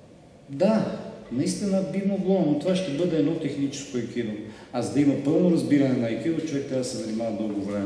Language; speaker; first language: Bulgarian; native; Bulgarian